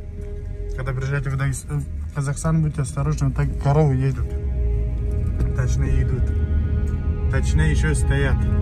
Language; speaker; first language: Russian; non-native, fluent; Tajik